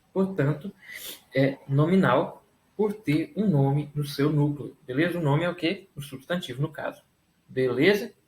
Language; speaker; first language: Portuguese; native; Portuguese